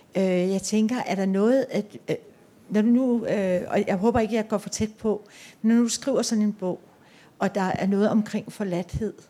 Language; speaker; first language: Danish; native; Danish